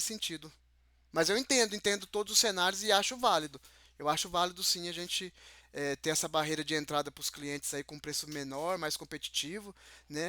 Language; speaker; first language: Portuguese; native; Portuguese